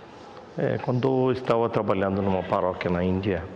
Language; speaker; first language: Portuguese; non-native, fluent; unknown